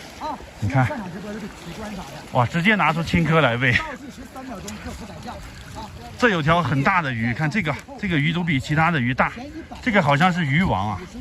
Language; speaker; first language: Chinese; native; Chinese